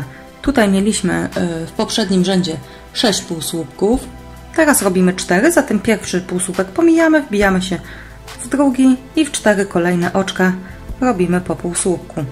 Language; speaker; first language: Polish; native; Polish